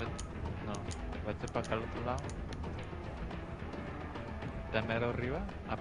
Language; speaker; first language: Spanish; early bilingual, other home language; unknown